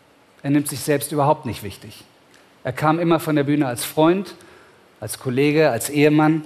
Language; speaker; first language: German; native; German